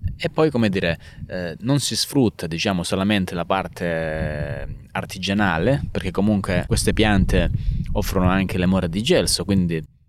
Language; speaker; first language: Italian; native; Italian